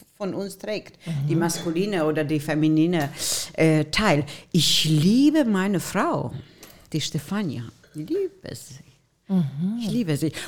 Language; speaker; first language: German; non-native, fluent; Polish